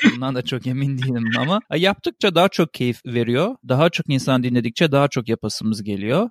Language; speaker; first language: Turkish; native; Turkish